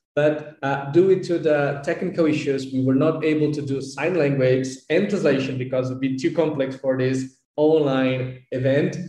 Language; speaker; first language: English; non-native, fluent; Portuguese